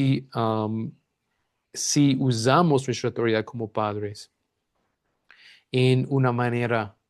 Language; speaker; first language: Spanish; non-native, fluent; English